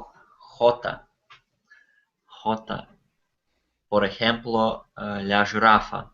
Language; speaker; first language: Spanish; non-native, learner; Russian